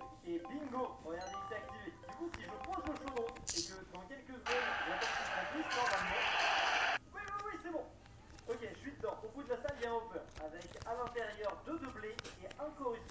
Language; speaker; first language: French; native; French